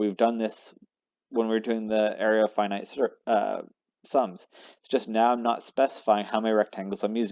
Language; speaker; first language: English; native; English